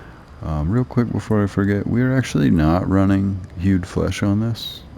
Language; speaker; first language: English; native; English